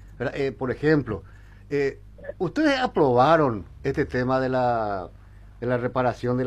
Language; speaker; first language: Spanish; native; Spanish